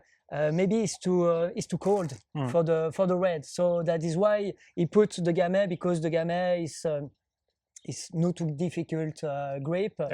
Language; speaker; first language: English; non-native, learner; French